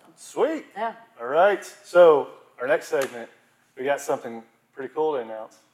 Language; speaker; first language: English; native; English